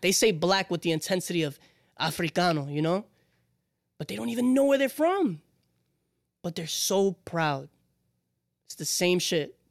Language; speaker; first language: English; native; English